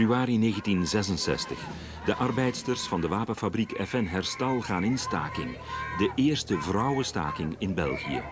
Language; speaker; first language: Dutch; native; Dutch